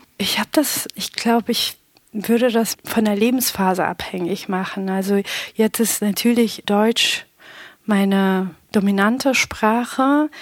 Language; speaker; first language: German; non-native, fluent; Pashto